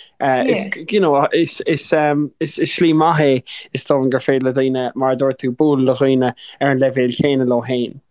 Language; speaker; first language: Irish; non-native, local second language; English